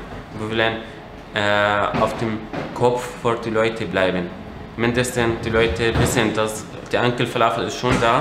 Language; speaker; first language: German; non-native, learner; Arabic